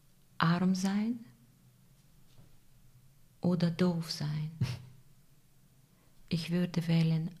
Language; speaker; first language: German; non-native, fluent; Bulgarian